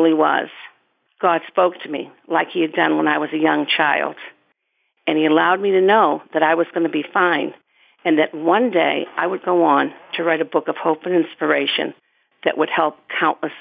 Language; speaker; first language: English; native; English